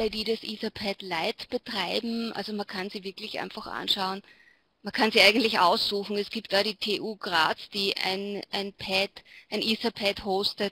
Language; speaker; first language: German; native; German